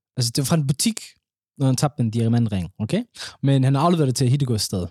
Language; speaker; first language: Danish; early bilingual, other home language; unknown